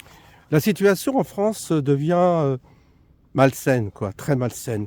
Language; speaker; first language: French; native; French